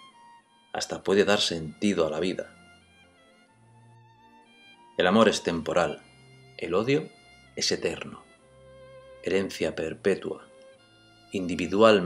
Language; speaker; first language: Spanish; native; Spanish